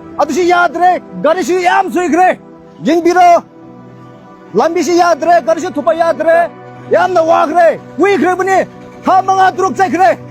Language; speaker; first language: Manipuri; non-native, local second language; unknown